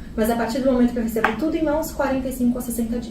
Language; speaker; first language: Portuguese; native; Portuguese